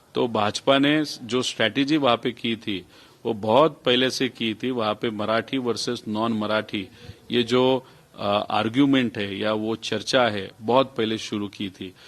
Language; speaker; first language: Hindi; non-native, local second language; Marathi